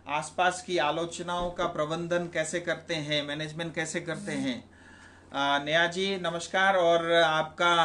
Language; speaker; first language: Hindi; non-native, local second language; Nepali